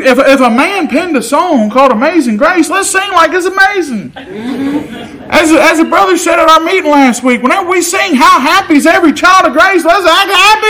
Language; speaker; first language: English; native; English